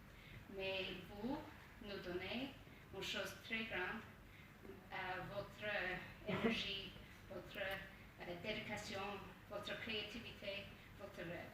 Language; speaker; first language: French; non-native, learner; English